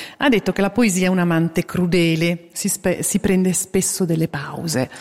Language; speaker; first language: Italian; native; Italian